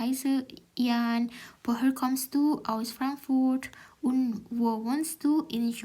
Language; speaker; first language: German; non-native, learner; Indonesian